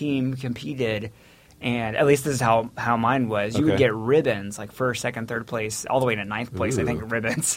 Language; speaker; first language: English; native; English